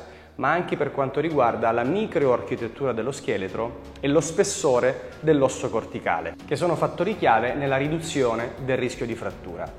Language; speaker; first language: Italian; native; Italian